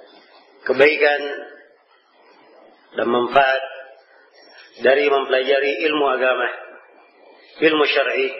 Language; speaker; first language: Indonesian; native; Indonesian